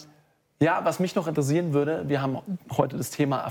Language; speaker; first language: German; native; German